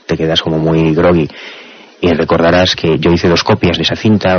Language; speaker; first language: Spanish; native; Spanish